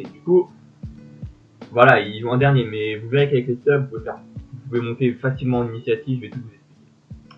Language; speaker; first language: French; native; French